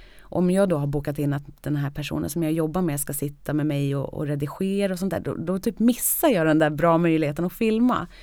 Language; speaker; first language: Swedish; native; Swedish